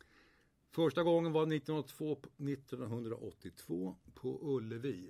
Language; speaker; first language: Swedish; native; Swedish